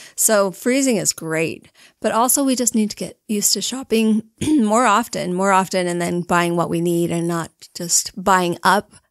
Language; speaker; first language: English; native; English